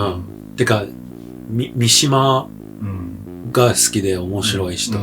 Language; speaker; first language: Japanese; early bilingual, heritage; English